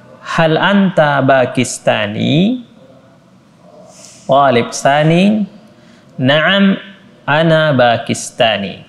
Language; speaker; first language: Arabic; non-native, fluent; Indonesian